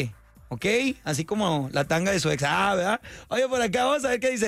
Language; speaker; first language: Spanish; native; Spanish